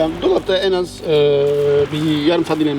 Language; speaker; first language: Turkish; native; Turkish